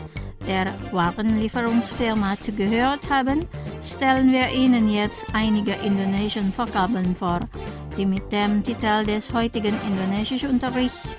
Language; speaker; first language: German; non-native, fluent; Indonesian